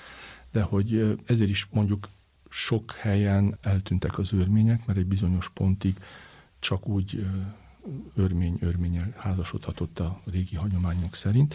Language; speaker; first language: Hungarian; native; Hungarian